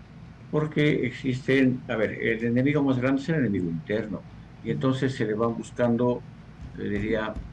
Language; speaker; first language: Spanish; native; Spanish